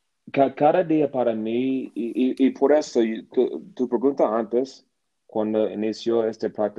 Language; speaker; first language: Spanish; non-native, learner; English